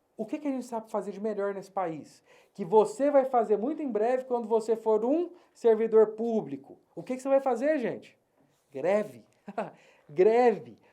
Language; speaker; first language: Portuguese; native; Portuguese